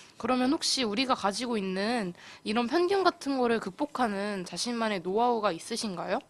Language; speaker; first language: Korean; native; Korean